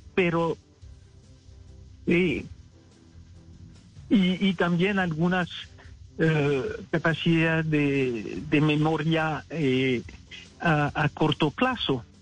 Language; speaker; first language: Spanish; non-native, fluent; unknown